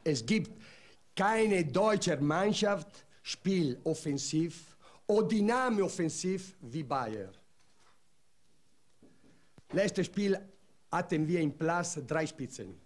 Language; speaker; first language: German; non-native, learner; Italian